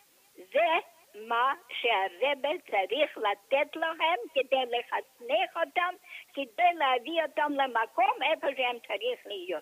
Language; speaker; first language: Hebrew; non-native, fluent; English